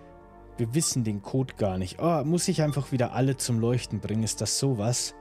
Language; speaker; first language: German; native; German